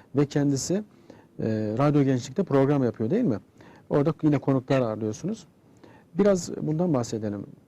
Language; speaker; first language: Turkish; native; Turkish